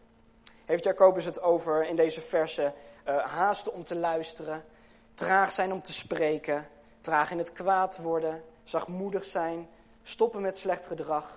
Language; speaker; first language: Dutch; native; Dutch